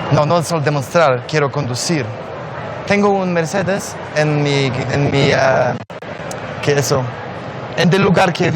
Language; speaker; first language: Spanish; non-native, learner; Polish